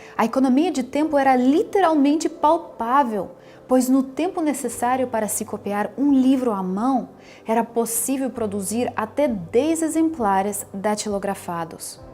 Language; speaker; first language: Portuguese; non-native, fluent; Ukrainian